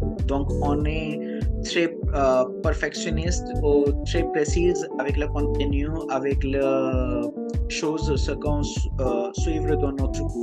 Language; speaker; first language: French; non-native, local second language; Hindi